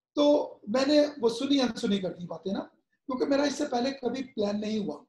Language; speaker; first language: Urdu; native; Urdu